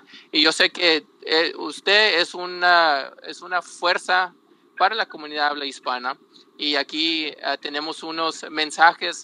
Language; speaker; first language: Spanish; early bilingual, heritage; Spanish